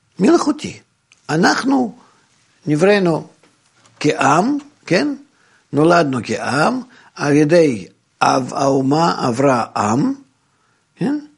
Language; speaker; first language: Hebrew; non-native, fluent; Russian